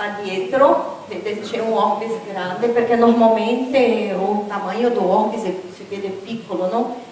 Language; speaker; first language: Italian; non-native, learner; Portuguese